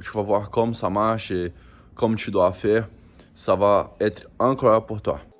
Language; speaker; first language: French; non-native, learner; Portuguese